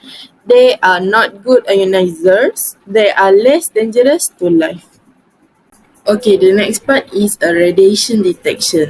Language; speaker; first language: English; non-native, learner; Malay